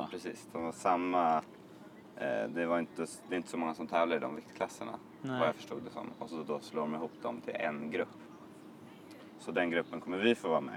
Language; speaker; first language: Swedish; native; Swedish